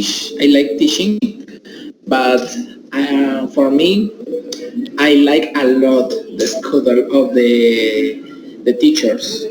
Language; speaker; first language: English; non-native, learner; Spanish